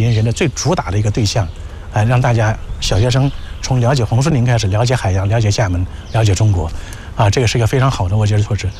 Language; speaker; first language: Chinese; native; Chinese